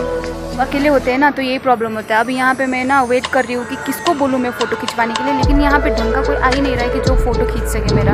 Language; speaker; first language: Hindi; non-native, local second language; Nepali